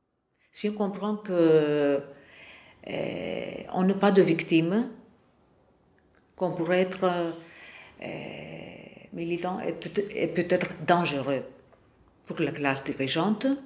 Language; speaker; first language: French; non-native, fluent; Greek